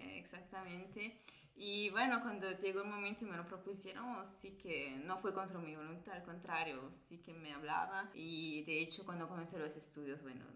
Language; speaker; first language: Spanish; early bilingual, other home language; Italian